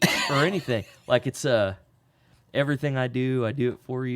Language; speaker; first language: English; native; English